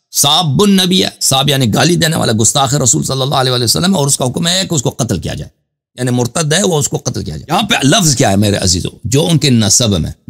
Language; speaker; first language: Urdu; non-native, fluent; Persian